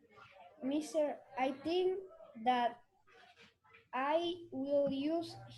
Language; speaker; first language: English; non-native, learner; Spanish